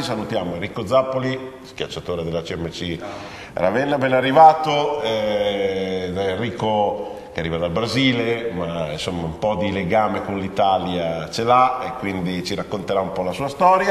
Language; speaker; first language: Italian; native; Italian